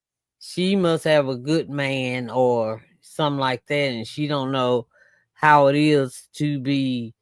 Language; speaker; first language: English; native; English